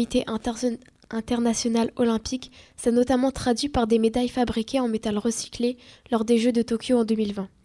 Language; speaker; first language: French; native; French